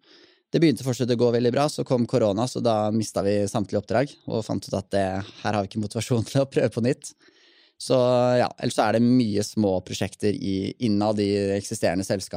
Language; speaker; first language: Norwegian; native; Norwegian